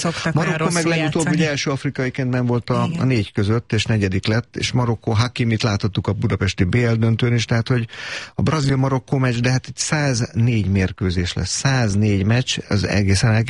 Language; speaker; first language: Hungarian; native; Hungarian